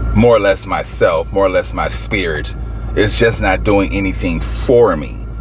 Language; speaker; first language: English; native; English